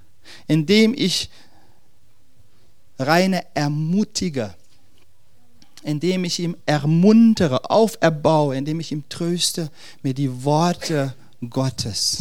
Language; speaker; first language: German; non-native, fluent; Dutch